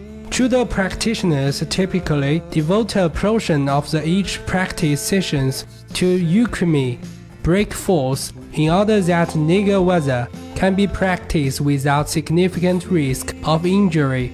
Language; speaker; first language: English; non-native, fluent; Chinese